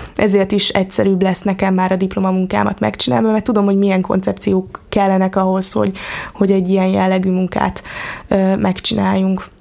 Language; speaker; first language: Hungarian; native; Hungarian